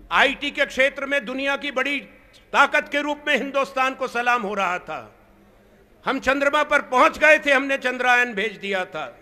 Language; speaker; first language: Hindi; native; Hindi